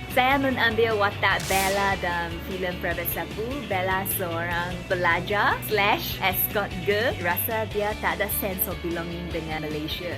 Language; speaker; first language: Malay; non-native, local second language; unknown